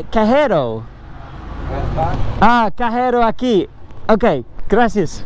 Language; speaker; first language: Spanish; non-native, learner; English